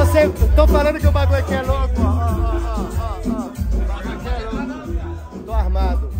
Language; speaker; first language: Portuguese; native; Portuguese